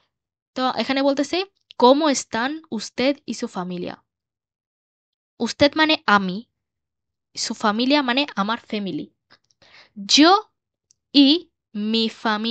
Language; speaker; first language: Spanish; non-native, learner; Bangla